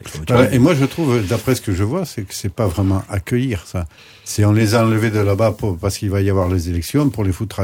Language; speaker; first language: French; native; French